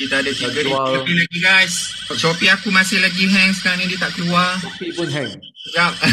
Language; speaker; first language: Malay; native; Malay